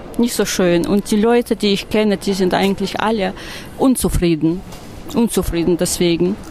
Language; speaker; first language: German; non-native, fluent; Russian